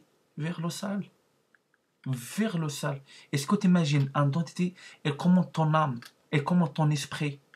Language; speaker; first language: French; non-native, learner; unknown